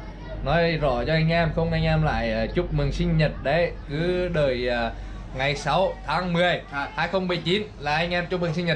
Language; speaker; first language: Vietnamese; native; Vietnamese